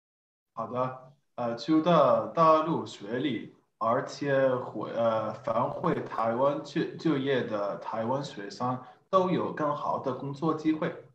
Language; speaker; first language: Chinese; non-native, fluent; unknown